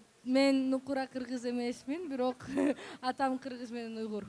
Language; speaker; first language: Kyrgyz; non-native, local second language; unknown